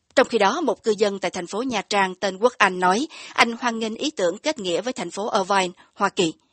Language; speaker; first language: Vietnamese; native; Vietnamese